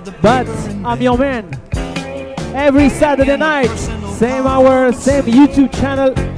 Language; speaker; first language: English; non-native, learner; French